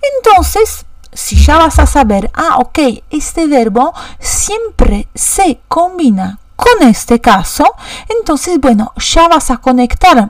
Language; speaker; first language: Spanish; non-native, fluent; Polish